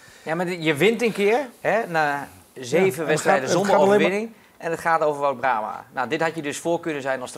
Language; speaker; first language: Dutch; native; Dutch